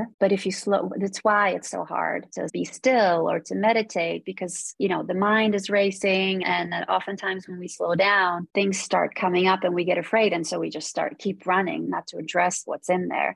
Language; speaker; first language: English; early bilingual, other home language; Polish